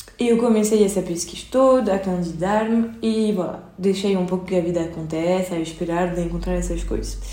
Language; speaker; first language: Portuguese; early bilingual, heritage; Portuguese